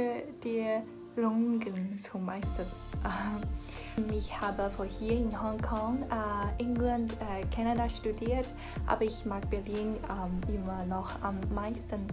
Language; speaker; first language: German; non-native, learner; Chinese